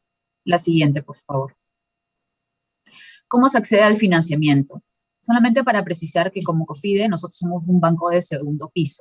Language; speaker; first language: Spanish; native; Spanish